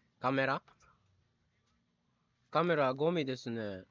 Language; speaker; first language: Japanese; non-native, learner; Filipino